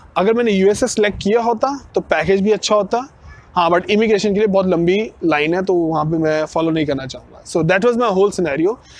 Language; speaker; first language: Hindi; non-native, local second language; Punjabi